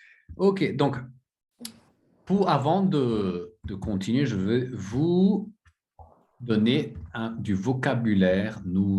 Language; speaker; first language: French; non-native, fluent; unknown